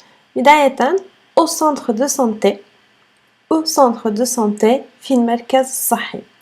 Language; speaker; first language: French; non-native, fluent; Arabic